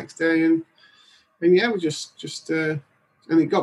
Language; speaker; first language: English; native; English